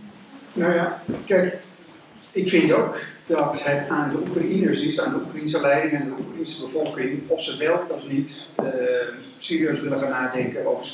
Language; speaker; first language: Dutch; native; Dutch